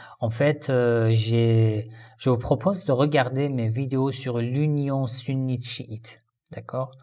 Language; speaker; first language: French; non-native, fluent; Persian